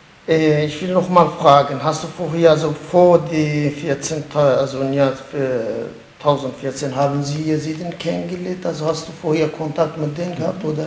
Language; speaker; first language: German; non-native, learner; Kurdish